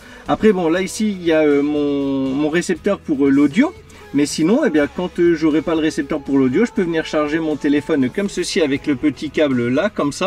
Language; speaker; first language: French; native; French